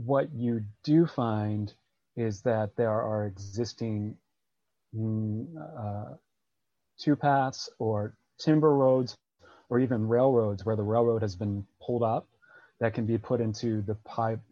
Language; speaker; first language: English; native; English